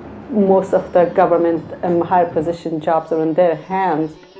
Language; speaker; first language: English; non-native, fluent; Persian